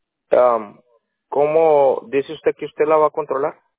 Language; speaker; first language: Spanish; native; Spanish